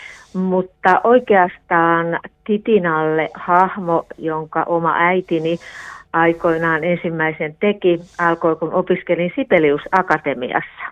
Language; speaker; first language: Finnish; native; Finnish